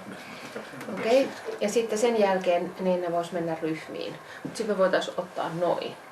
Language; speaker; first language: Finnish; native; Finnish